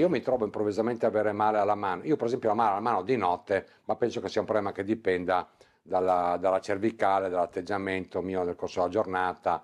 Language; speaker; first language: Italian; native; Italian